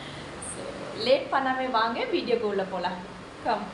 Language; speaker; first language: Tamil; non-native, fluent; Assamese